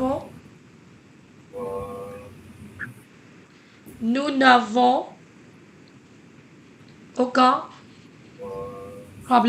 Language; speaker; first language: French; non-native, fluent; Hindi